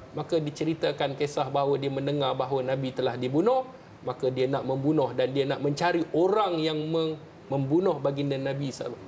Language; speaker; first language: Malay; native; Malay